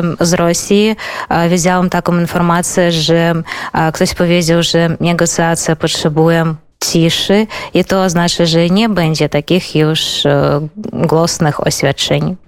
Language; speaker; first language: Polish; non-native, fluent; Belarusian